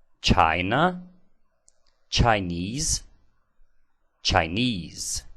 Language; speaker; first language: English; non-native, fluent; Portuguese